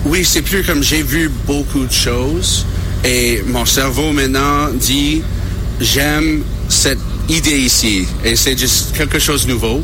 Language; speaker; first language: French; non-native, learner; English